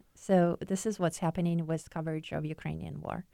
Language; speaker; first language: English; non-native, fluent; Ukrainian